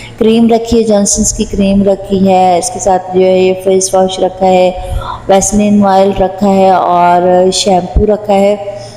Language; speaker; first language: Urdu; non-native, local second language; Punjabi